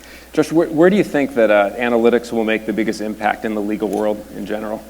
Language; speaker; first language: English; native; English